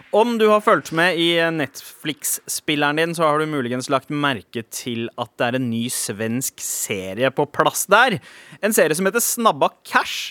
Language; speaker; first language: Norwegian; early bilingual, other home language; Punjabi